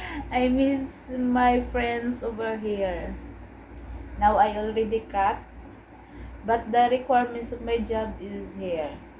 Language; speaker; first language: English; non-native, learner; Cebuano